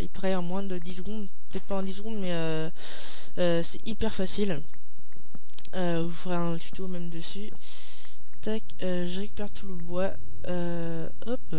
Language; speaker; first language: French; native; French